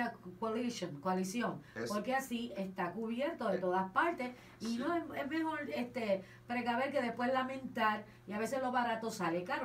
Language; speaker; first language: Spanish; native; Spanish